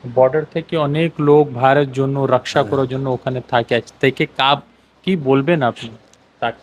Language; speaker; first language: Bangla; non-native, local second language; Hindi